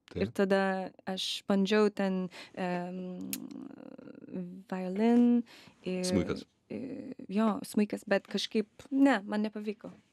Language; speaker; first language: Lithuanian; early bilingual, other home language; English